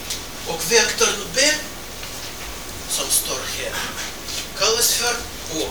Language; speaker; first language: Swedish; non-native, fluent; Russian